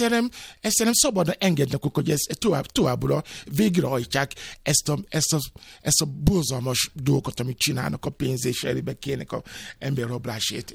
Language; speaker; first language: Hungarian; non-native, learner; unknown